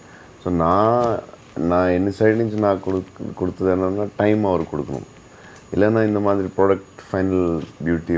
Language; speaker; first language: Tamil; non-native, learner; Telugu